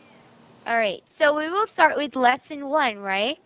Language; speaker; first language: English; non-native, fluent; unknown